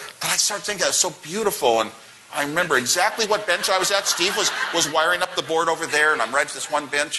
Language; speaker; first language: English; native; English